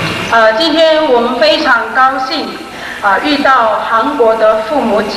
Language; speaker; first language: Chinese; non-native, local second language; Amis